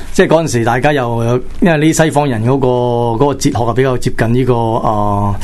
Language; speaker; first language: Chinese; non-native, local second language; Cantonese